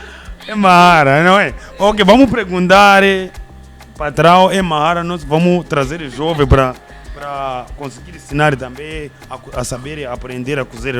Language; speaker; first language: Portuguese; non-native, learner; Kinyarwanda